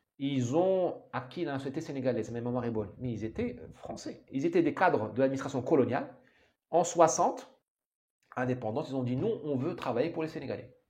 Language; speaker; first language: French; non-native, local second language; Arabic